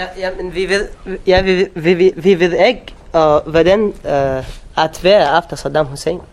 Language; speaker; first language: Danish; non-native, learner; Arabic